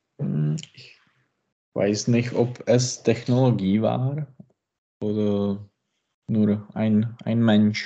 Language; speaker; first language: German; non-native, learner; Czech